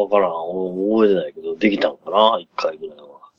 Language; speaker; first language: Japanese; native; Japanese